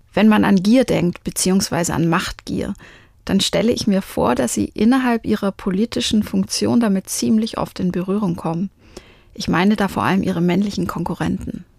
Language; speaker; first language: German; native; German